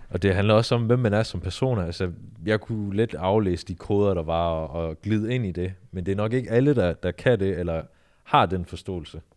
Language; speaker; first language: Danish; early bilingual, other home language; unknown